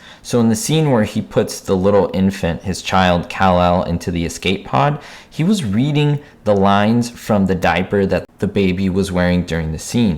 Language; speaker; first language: English; native; English